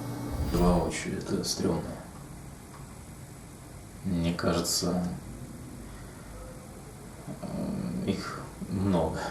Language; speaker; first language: Russian; native; Russian